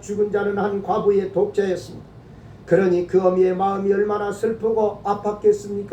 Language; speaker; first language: Korean; native; Korean